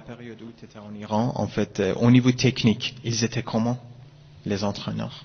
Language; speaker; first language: French; non-native, fluent; Persian